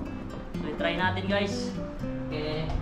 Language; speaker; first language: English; non-native, learner; Filipino